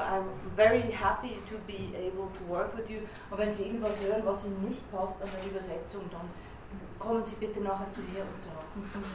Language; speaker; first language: German; native; German